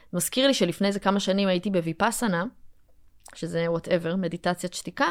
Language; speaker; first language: Hebrew; early bilingual, other home language; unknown